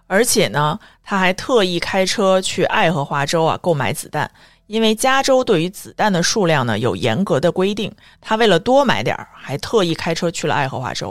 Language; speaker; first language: Chinese; native; Chinese